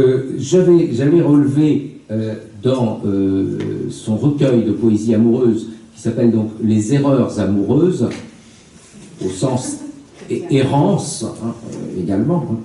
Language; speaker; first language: French; native; French